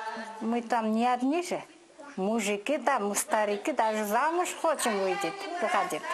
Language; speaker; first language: Russian; non-native, local second language; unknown